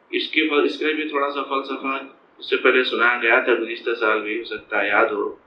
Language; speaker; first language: Urdu; native; Urdu